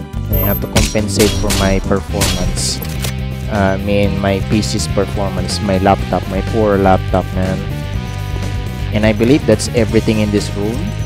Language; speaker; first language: English; non-native, local second language; Filipino